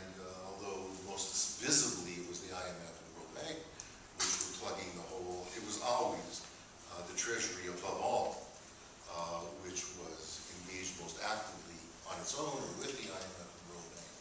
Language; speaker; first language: English; native; English